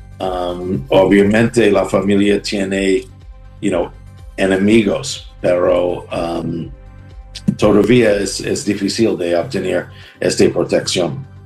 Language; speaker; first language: Spanish; non-native, learner; English